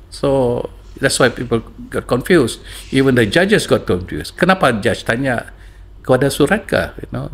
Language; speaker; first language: English; non-native, local second language; Malay